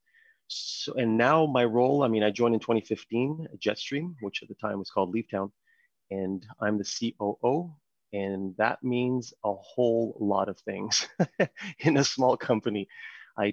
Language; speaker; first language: English; non-native, fluent; French